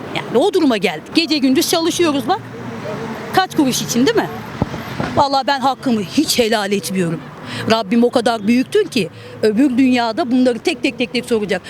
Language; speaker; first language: Turkish; native; Turkish